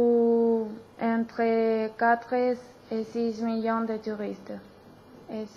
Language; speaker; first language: French; non-native, learner; Spanish